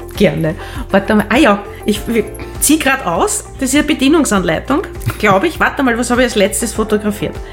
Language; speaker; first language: German; native; German